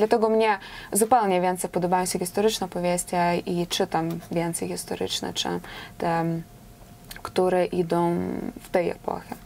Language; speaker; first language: Polish; native; Polish